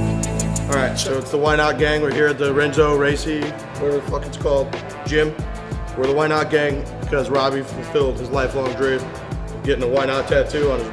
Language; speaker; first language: English; native; English